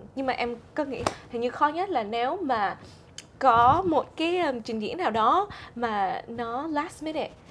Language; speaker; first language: Vietnamese; early bilingual, heritage; Vietnamese